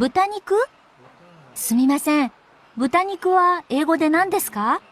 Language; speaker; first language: Japanese; non-native, learner; Indonesian